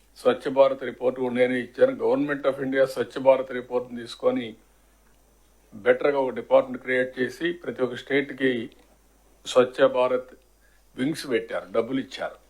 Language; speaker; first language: Telugu; native; Telugu